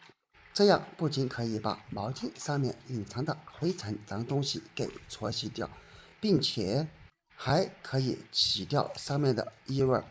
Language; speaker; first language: Chinese; native; Chinese